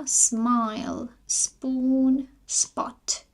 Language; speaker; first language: English; non-native, fluent; Armenian